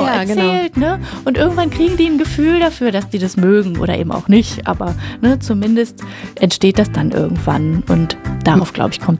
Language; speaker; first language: German; native; German